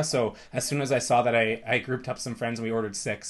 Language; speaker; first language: English; native; English